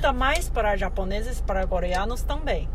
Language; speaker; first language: Portuguese; non-native, fluent; Chinese